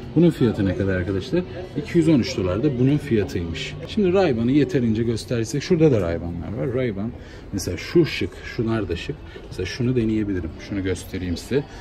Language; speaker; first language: Turkish; native; Turkish